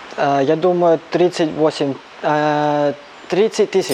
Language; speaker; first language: Russian; non-native, learner; Cantonese